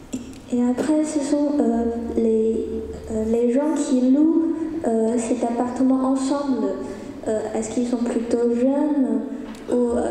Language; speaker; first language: French; non-native, learner; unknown